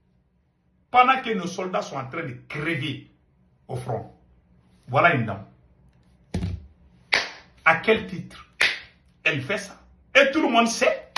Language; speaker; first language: French; non-native, local second language; Bambara